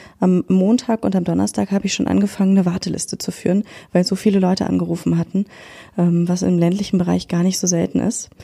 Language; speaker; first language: German; native; German